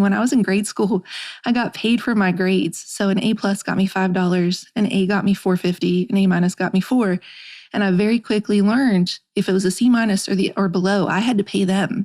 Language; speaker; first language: English; native; English